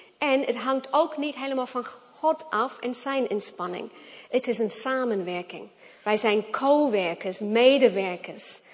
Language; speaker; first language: Dutch; non-native, fluent; English